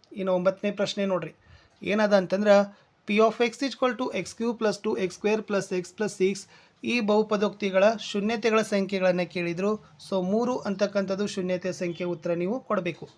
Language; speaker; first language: Kannada; native; Kannada